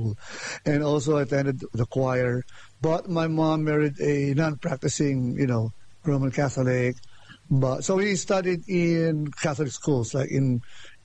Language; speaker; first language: English; non-native, local second language; Filipino